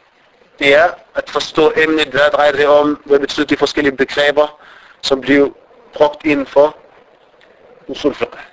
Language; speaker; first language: Danish; non-native, fluent; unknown